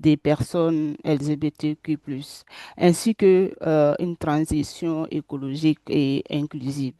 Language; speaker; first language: French; non-native, local second language; Susu